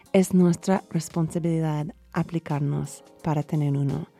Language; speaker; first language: Spanish; non-native, fluent; English